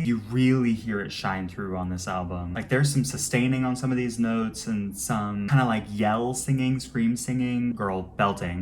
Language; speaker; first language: English; native; English